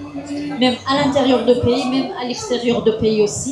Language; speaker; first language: French; non-native, fluent; Kurdish